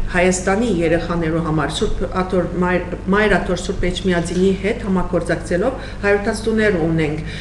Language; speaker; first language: Armenian; early bilingual, heritage; Armenian